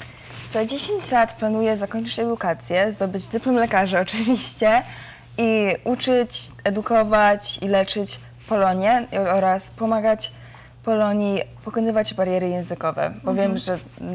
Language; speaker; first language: Polish; early bilingual, other home language; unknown